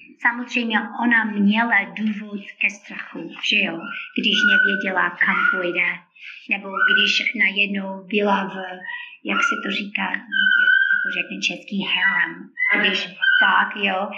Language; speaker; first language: Czech; non-native, fluent; English